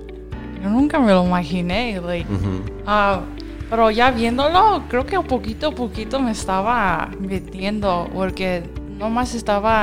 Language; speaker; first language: Spanish; early bilingual, heritage; Spanish